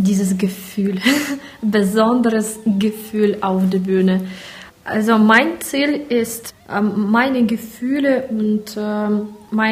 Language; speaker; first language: German; non-native, learner; Russian